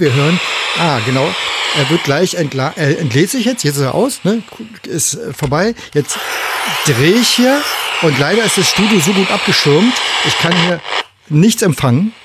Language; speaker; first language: German; native; German